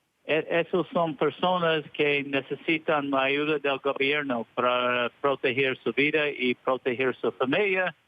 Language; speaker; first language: Spanish; early bilingual, heritage; Spanish